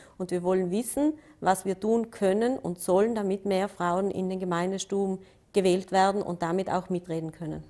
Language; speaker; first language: German; native; German